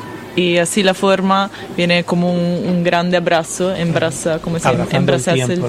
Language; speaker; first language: Spanish; non-native, learner; Italian